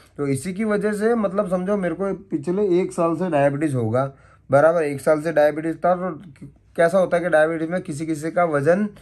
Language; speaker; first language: Hindi; non-native, local second language; Gujarati